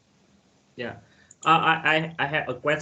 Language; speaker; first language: English; non-native, learner; Vietnamese